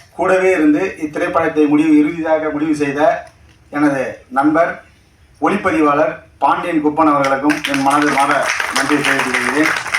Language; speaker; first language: Tamil; native; Tamil